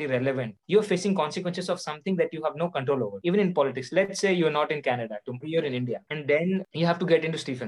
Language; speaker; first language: English; non-native, local second language; Odia